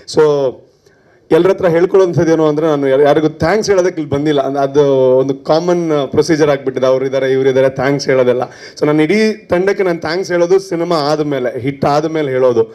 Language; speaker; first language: Kannada; non-native, local second language; Tulu